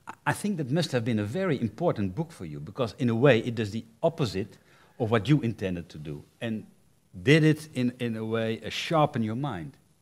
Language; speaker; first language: English; non-native, fluent; Dutch